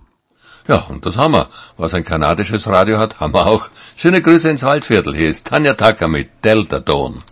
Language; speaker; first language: German; native; German